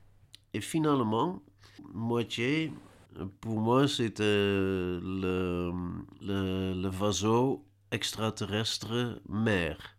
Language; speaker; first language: French; non-native, learner; Dutch